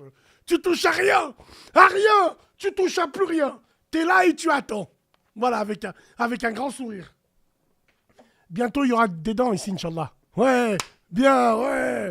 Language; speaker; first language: French; native; French